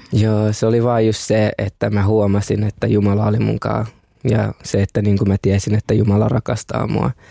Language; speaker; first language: Finnish; early bilingual, other home language; Kinyarwanda